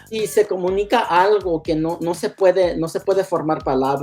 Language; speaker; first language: Spanish; early bilingual, heritage; Spanish